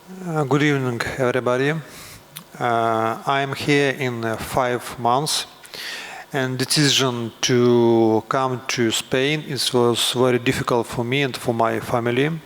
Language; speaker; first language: English; non-native, learner; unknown